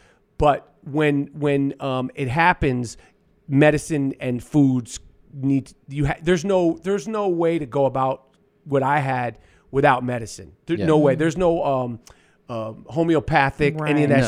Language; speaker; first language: English; native; English